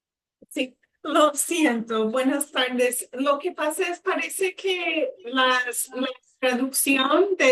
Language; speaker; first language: Spanish; non-native, fluent; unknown